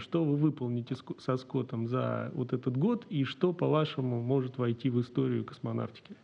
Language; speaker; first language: Russian; native; Russian